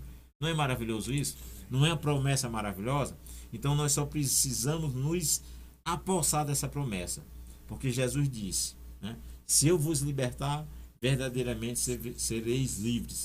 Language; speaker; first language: Portuguese; native; Portuguese